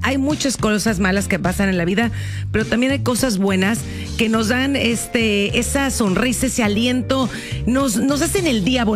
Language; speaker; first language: Spanish; native; Spanish